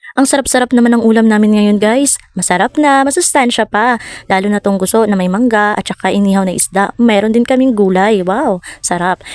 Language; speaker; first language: Filipino; non-native, local second language; Cebuano